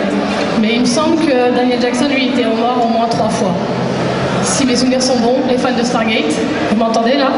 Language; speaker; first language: French; native; French